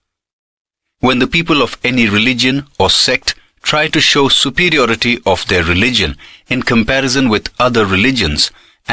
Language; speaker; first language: English; non-native, local second language; Gujarati